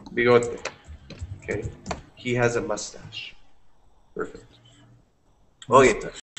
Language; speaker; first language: English; native; English